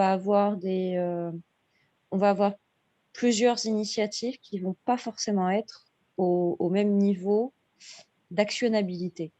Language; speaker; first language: French; non-native, local second language; Arabic